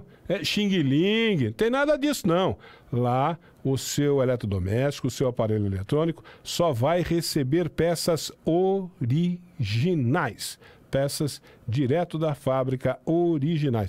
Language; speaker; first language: Portuguese; native; Portuguese